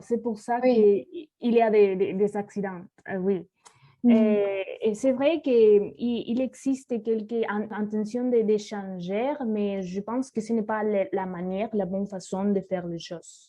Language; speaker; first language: French; non-native, learner; Spanish